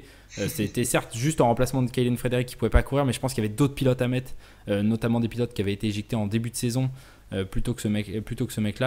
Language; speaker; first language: French; native; French